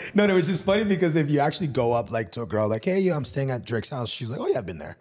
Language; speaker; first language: English; early bilingual, other home language; Spanish